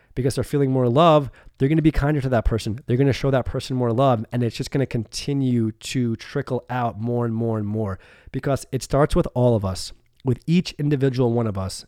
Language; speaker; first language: English; native; English